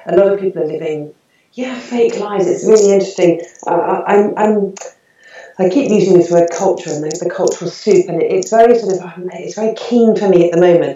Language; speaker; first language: English; native; English